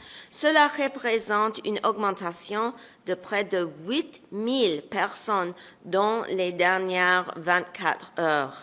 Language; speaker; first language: French; non-native, local second language; English